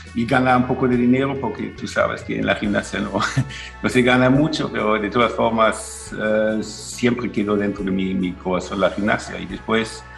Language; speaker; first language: Spanish; non-native, fluent; German